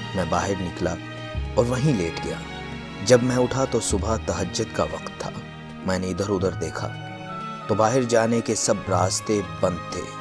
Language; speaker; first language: Urdu; native; Urdu